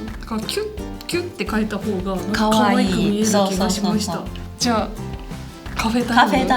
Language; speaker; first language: Japanese; native; Japanese